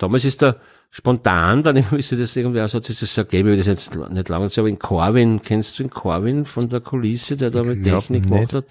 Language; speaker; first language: German; native; German